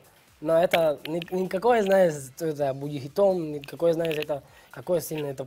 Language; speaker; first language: Russian; non-native, learner; Spanish